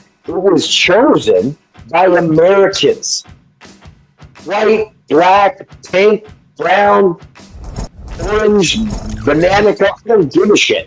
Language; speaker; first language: English; native; English